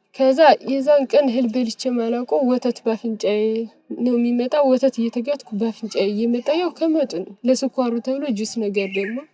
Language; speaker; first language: Amharic; native; Amharic